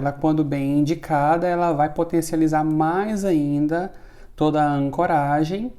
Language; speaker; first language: Portuguese; native; Portuguese